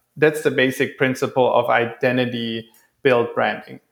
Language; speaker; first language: English; non-native, fluent; German